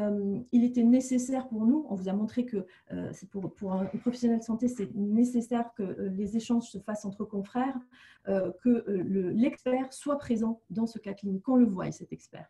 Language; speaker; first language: French; native; French